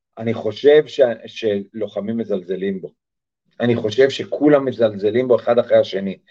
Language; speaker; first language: Hebrew; early bilingual, other home language; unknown